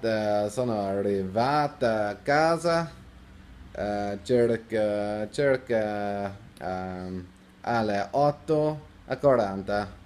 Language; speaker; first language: Italian; non-native, learner; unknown